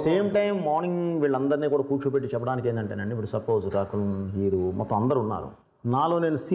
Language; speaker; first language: Telugu; native; Telugu